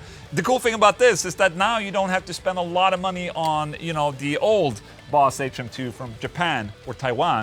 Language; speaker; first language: English; non-native, fluent; Swedish